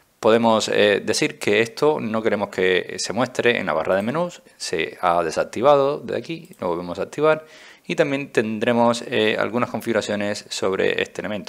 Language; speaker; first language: Spanish; native; Spanish